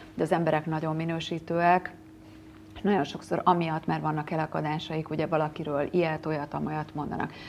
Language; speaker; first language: Hungarian; native; Hungarian